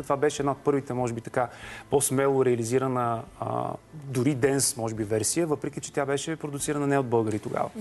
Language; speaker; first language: Bulgarian; native; Bulgarian